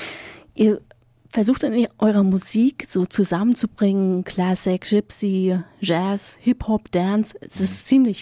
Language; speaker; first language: German; native; German